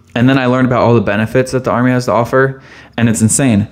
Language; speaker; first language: English; native; English